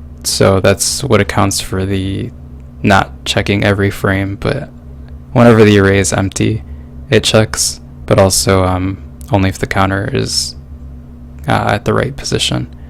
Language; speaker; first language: English; native; English